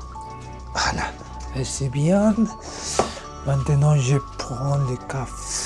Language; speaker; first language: French; non-native, learner; Spanish